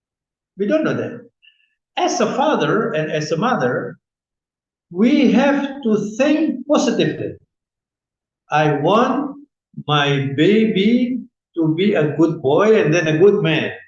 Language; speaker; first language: English; non-native, fluent; Indonesian